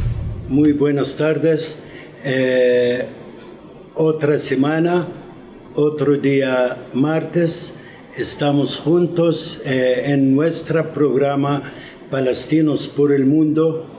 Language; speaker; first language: Spanish; non-native, fluent; Arabic